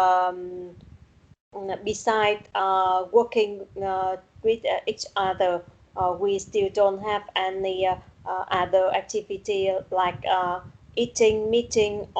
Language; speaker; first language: English; non-native, learner; Vietnamese